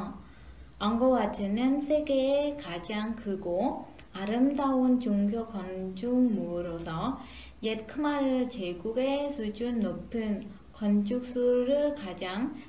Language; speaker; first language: Korean; non-native, fluent; Khmer